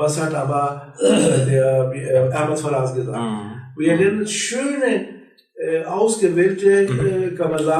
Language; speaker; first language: German; non-native, learner; Urdu